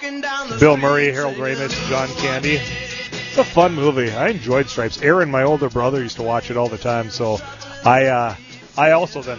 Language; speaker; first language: English; native; English